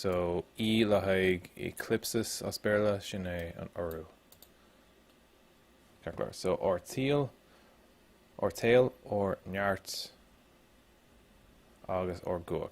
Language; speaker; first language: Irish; non-native, local second language; English